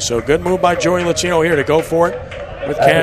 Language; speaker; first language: English; native; English